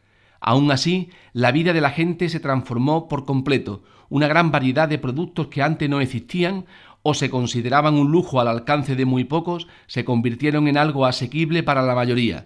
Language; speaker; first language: Spanish; native; Spanish